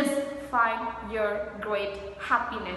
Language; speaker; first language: English; non-native, learner; Indonesian